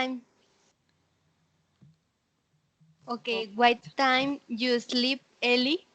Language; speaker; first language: English; non-native, learner; Spanish